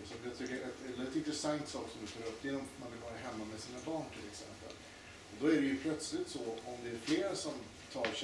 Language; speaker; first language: Swedish; native; Swedish